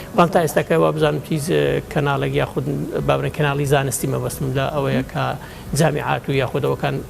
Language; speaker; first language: Central Kurdish; native; Central Kurdish